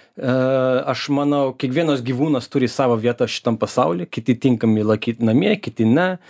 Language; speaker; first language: Lithuanian; early bilingual, heritage; Lithuanian